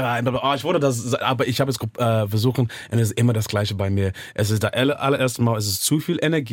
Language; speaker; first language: German; non-native, learner; English